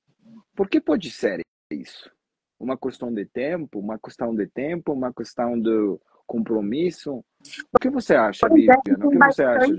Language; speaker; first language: Portuguese; non-native, fluent; Spanish